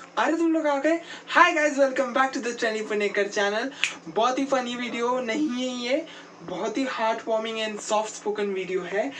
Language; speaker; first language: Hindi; non-native, local second language; Kannada